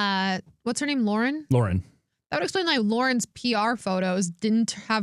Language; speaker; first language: English; native; English